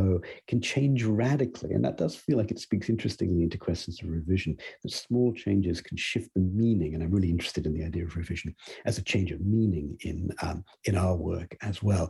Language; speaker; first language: English; native; English